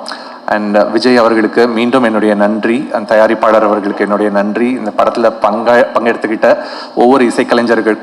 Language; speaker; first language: Tamil; native; Tamil